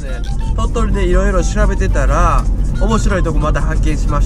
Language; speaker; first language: Japanese; native; Japanese